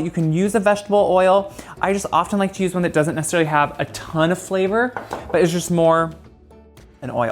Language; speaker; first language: English; native; English